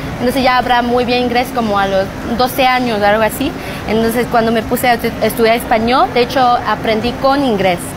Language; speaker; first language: Spanish; non-native, fluent; Chinese